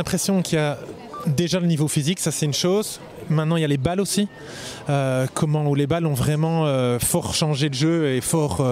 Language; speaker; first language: French; native; French